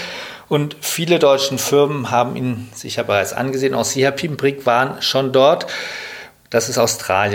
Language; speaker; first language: German; native; German